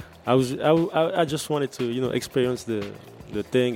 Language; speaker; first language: English; non-native, fluent; French